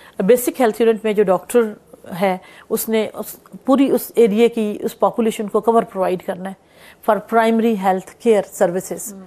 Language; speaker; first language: Urdu; non-native, local second language; Punjabi